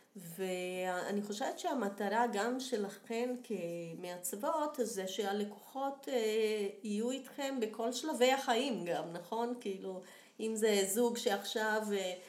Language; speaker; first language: Hebrew; non-native, fluent; Portuguese